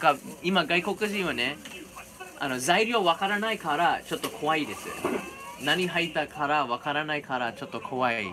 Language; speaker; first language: Japanese; non-native, learner; English